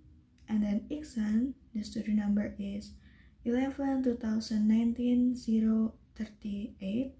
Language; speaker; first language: English; non-native, learner; Indonesian